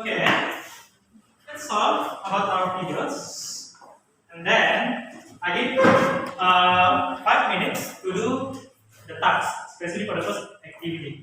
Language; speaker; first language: English; non-native, learner; Indonesian